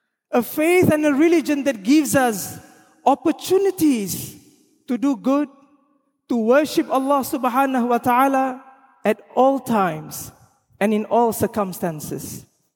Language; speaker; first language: English; non-native, local second language; Malay